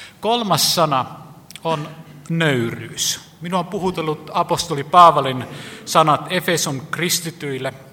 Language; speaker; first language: Finnish; native; Finnish